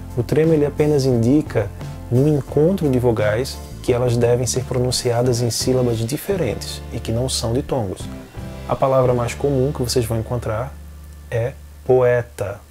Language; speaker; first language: Portuguese; native; Portuguese